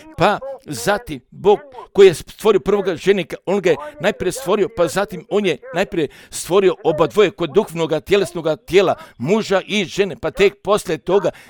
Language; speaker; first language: Croatian; early bilingual, heritage; Croatian